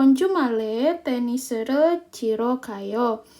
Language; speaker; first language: Korean; non-native, fluent; Indonesian